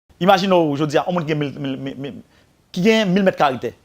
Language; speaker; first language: French; non-native, local second language; Haitian Creole